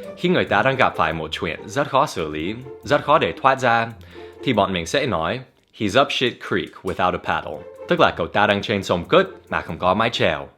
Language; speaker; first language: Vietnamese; non-native, fluent; English